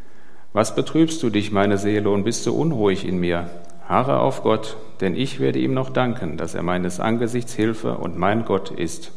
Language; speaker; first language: German; native; German